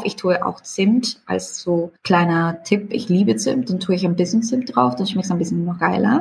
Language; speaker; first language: German; non-native, fluent; Spanish